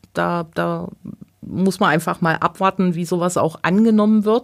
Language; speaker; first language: German; native; German